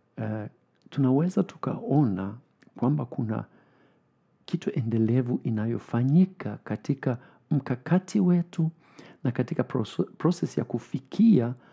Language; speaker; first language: Swahili; non-native, fluent; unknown